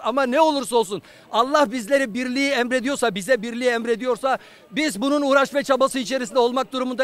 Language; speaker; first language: Turkish; native; Turkish